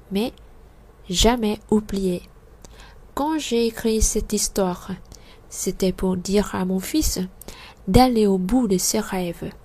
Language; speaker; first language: French; non-native, fluent; Vietnamese